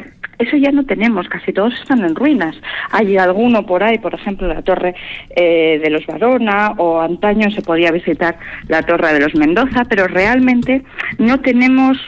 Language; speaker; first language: Spanish; native; Spanish